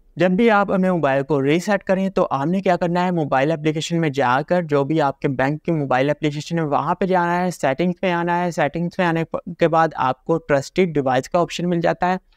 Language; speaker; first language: Urdu; non-native, local second language; Punjabi